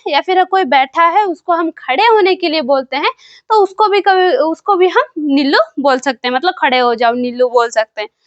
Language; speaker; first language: Hindi; non-native, local second language; Kannada